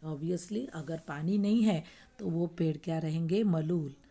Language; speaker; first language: Hindi; non-native, local second language; Marathi